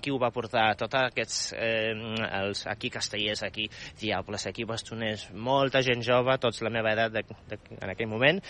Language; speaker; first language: Catalan; non-native, fluent; Polish